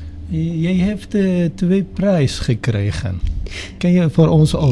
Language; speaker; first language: Dutch; non-native, learner; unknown